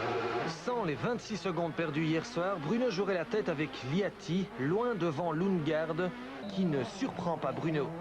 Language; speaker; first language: French; native; French